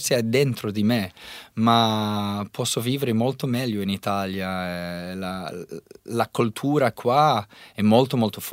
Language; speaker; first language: Italian; non-native, learner; English